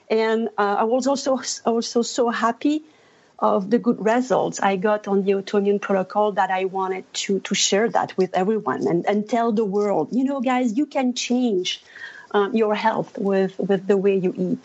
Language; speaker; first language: English; non-native, fluent; French